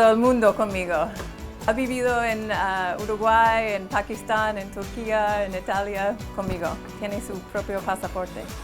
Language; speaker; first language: Spanish; non-native, fluent; English